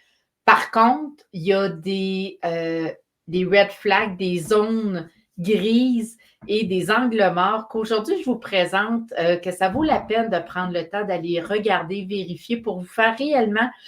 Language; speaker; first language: French; native; French